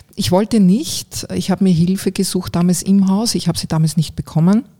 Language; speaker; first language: German; native; German